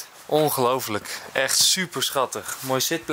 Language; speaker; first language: Dutch; native; Dutch